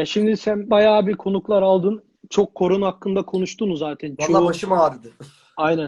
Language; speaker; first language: Turkish; early bilingual, heritage; Turkish